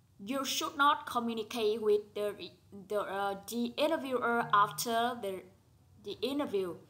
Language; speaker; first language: English; non-native, fluent; Vietnamese